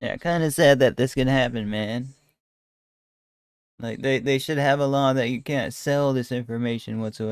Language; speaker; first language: English; native; English